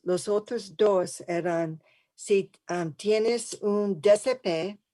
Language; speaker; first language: Spanish; early bilingual, heritage; English